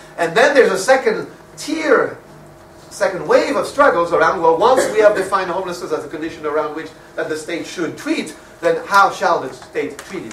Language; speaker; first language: English; non-native, fluent; French